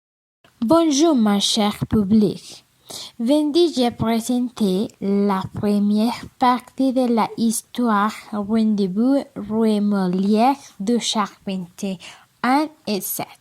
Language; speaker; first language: French; non-native, learner; Spanish